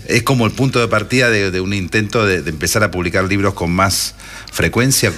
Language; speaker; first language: Spanish; native; Spanish